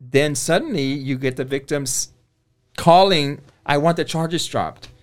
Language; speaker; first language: English; native; English